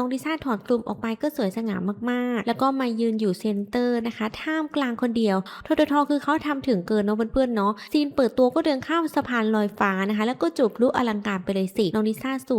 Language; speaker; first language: Thai; native; Thai